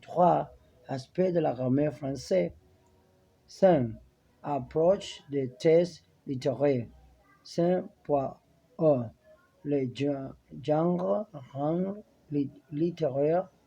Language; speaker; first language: French; non-native, learner; Spanish